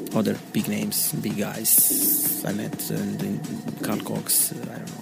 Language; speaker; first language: English; non-native, learner; Bosnian